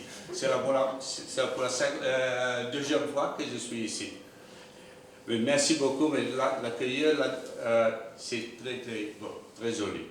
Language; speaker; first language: French; non-native, local second language; Morisyen